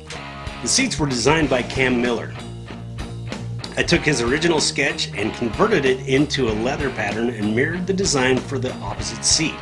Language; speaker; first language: English; native; English